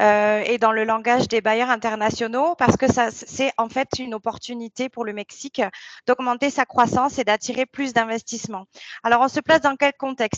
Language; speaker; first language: French; native; French